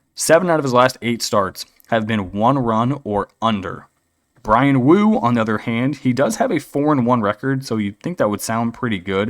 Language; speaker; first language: English; native; English